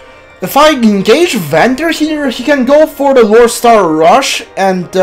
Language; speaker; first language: English; native; English